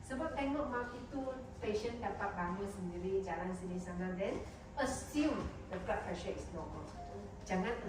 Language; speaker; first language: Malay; non-native, local second language; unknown